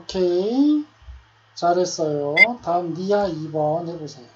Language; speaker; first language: Korean; native; Korean